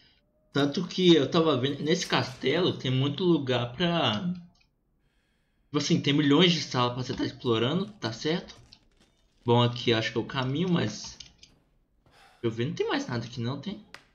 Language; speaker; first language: Portuguese; native; Portuguese